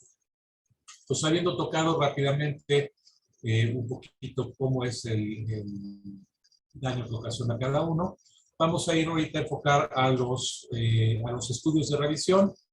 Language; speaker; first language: Spanish; native; Spanish